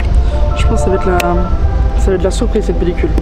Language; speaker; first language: French; native; French